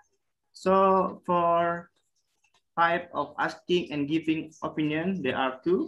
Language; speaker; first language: English; non-native, learner; Indonesian